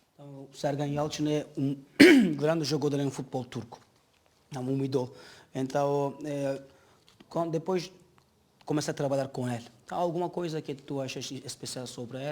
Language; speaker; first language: Portuguese; non-native, learner; Turkish